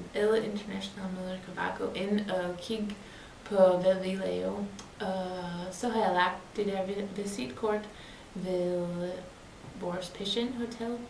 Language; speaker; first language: Danish; non-native, learner; English